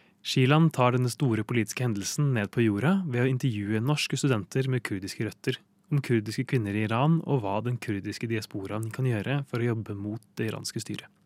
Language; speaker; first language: Norwegian; native; Norwegian